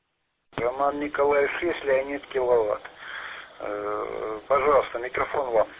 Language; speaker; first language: Russian; native; Russian